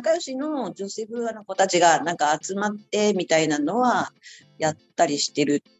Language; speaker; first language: Japanese; native; Japanese